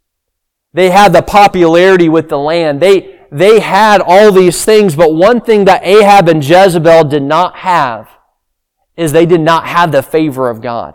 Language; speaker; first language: English; native; English